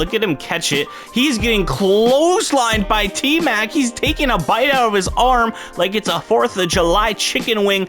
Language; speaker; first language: English; native; English